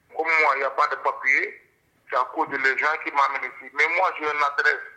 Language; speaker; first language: French; non-native, local second language; Wolof